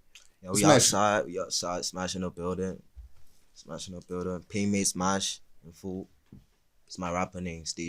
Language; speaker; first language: English; non-native, local second language; Swati